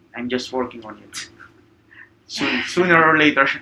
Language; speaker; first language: English; non-native, local second language; Filipino